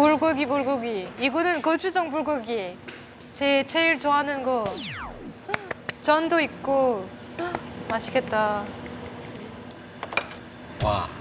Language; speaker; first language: Korean; non-native, fluent; French